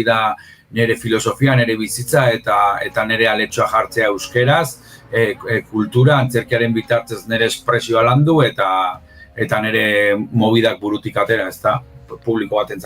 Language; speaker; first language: Basque; native; Basque